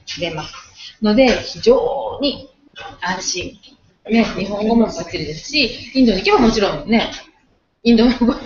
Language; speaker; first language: Japanese; native; Japanese